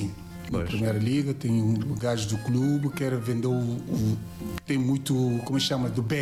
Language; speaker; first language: Portuguese; non-native, learner; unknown